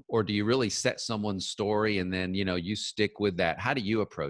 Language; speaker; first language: English; native; English